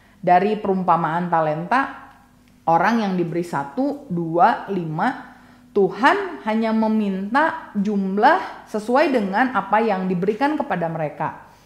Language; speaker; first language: Indonesian; native; Indonesian